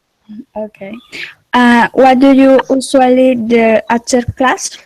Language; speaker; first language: English; non-native, learner; Spanish